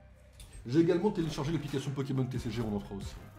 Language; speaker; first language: French; native; French